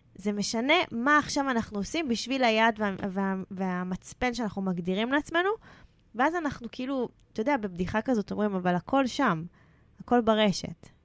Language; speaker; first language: Hebrew; native; Hebrew